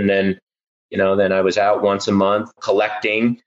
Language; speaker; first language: English; native; English